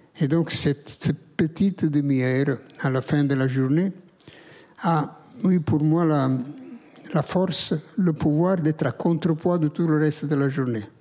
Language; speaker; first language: French; non-native, fluent; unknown